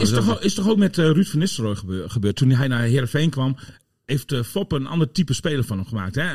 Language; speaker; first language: Dutch; native; Dutch